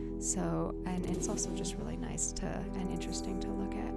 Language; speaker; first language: English; native; English